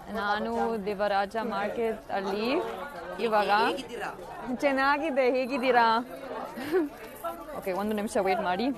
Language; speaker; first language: Kannada; non-native, learner; German